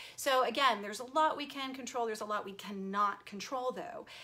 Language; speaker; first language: English; native; English